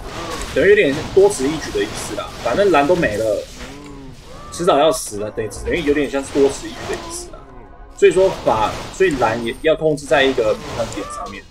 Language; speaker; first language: Chinese; native; Chinese